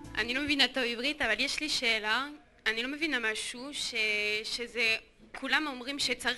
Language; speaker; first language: Hebrew; non-native, learner; French